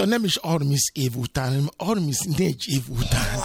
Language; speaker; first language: Hungarian; non-native, fluent; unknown